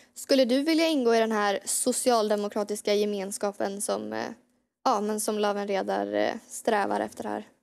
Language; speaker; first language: Swedish; native; Swedish